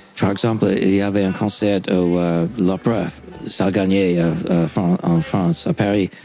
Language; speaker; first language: French; non-native, fluent; English